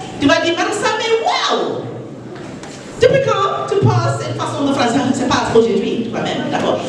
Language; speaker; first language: French; non-native, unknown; English